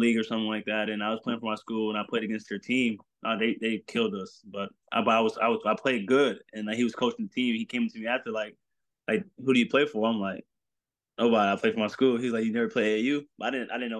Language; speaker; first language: English; native; English